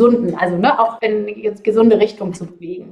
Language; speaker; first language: German; native; German